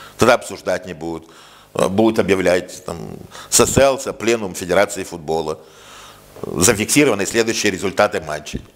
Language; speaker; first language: Russian; native; Russian